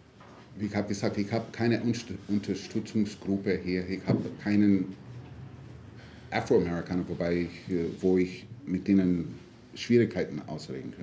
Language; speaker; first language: German; non-native, fluent; English